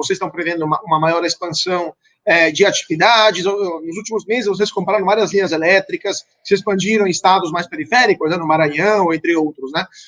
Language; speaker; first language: Portuguese; non-native, fluent; Italian